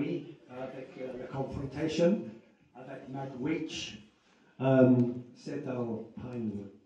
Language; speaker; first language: French; non-native, learner; English